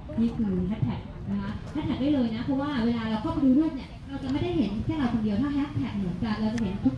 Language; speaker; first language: Thai; native; Thai